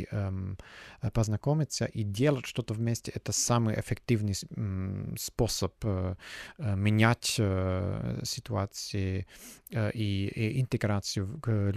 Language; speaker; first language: Russian; non-native, fluent; German